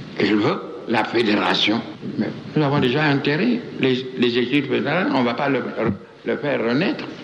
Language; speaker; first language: French; non-native, local second language; Baoulé